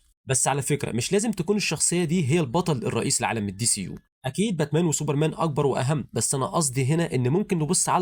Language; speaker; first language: Arabic; native; Arabic